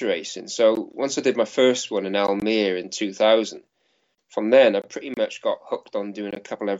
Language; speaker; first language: English; native; English